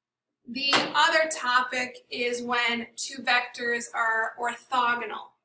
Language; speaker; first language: English; native; English